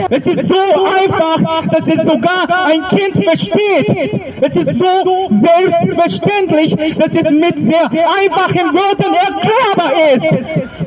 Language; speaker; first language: German; non-native, fluent; Korean